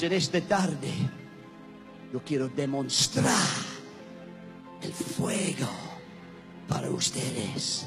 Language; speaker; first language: Spanish; non-native, learner; English